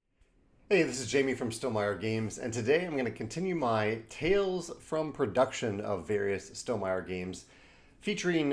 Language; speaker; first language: English; native; English